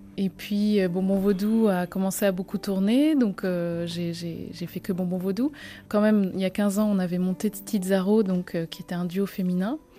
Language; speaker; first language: French; native; French